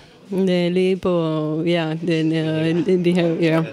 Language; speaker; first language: Danish; non-native, learner; Romanian